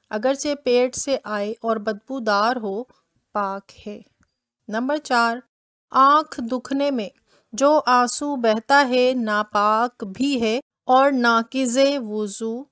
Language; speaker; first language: Hindi; native; Hindi